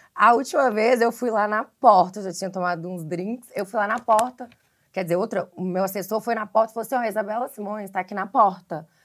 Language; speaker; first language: Portuguese; native; Portuguese